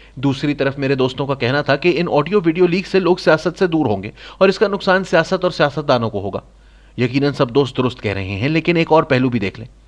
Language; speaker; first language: Urdu; non-native, local second language; Saraiki